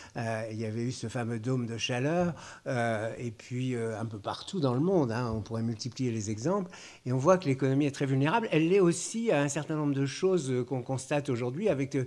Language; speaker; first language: French; native; French